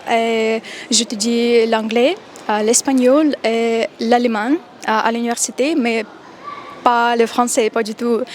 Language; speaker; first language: French; non-native, fluent; Russian